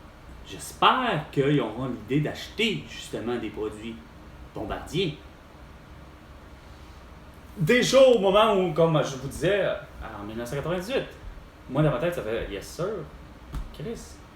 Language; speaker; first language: French; native; French